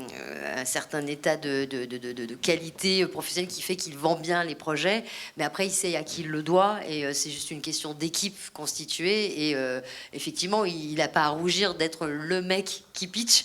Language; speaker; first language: French; native; French